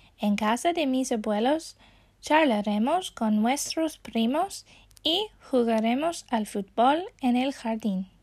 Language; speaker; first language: Spanish; non-native, fluent; English